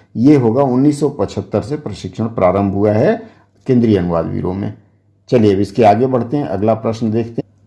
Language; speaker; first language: Hindi; native; Hindi